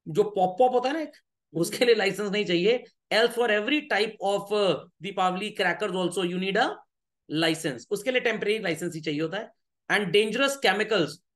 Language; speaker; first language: Hindi; native; Hindi